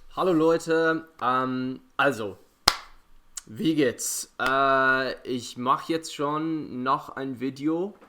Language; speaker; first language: German; non-native, fluent; English